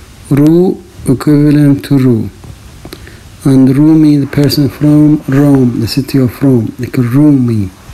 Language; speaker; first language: English; non-native, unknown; Arabic